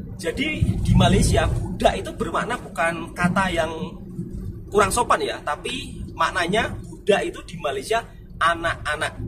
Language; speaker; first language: Indonesian; native; Indonesian